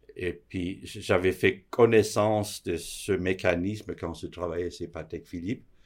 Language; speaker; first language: French; non-native, fluent; Danish